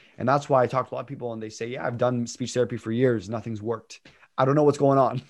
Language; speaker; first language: English; native; English